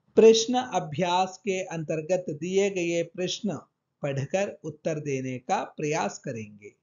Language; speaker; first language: Hindi; non-native, local second language; Telugu